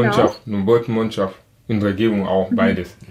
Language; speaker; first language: German; non-native, local second language; Wolof